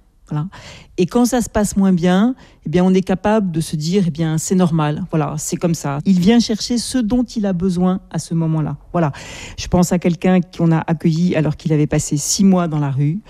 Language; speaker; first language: French; native; French